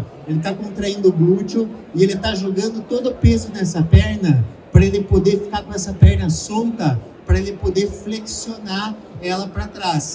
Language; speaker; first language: Portuguese; native; Portuguese